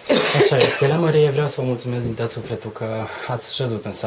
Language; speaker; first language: Romanian; native; Romanian